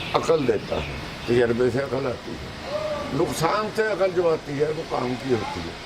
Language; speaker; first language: Hindi; non-native, local second language; Punjabi